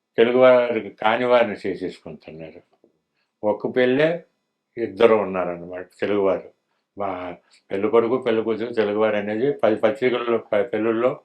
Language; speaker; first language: Telugu; early bilingual, heritage; Telugu